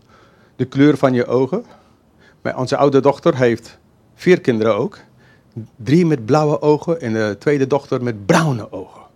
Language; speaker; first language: Dutch; non-native, fluent; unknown